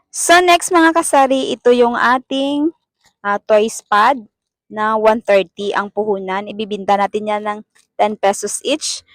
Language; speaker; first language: Filipino; non-native, local second language; Cebuano